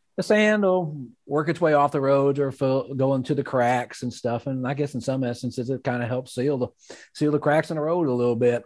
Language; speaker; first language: English; native; English